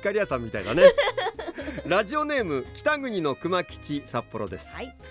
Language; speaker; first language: Japanese; native; Japanese